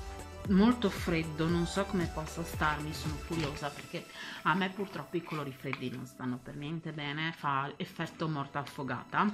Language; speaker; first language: Italian; native; Italian